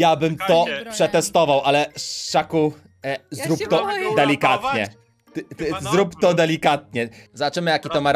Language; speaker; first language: Polish; native; Polish